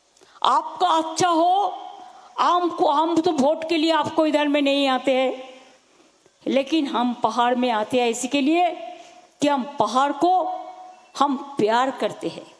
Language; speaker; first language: Hindi; non-native, local second language; Bangla